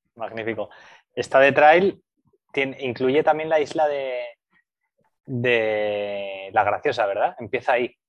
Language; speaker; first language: Spanish; native; Spanish